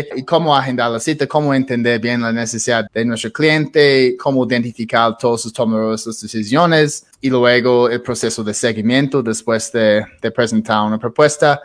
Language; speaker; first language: Spanish; non-native, fluent; English